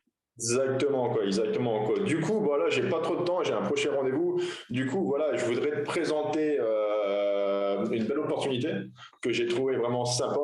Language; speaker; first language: French; native; French